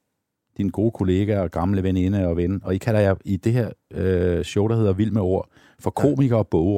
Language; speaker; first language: Danish; native; Danish